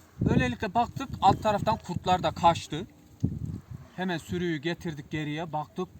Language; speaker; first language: Turkish; native; Turkish